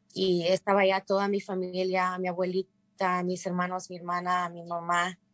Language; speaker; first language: Spanish; native; Spanish